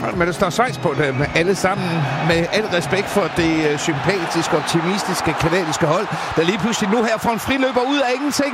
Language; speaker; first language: Danish; native; Danish